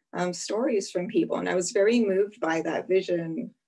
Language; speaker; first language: English; native; English